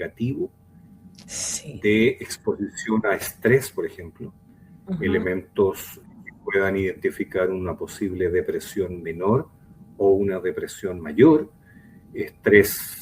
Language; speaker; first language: Spanish; native; Spanish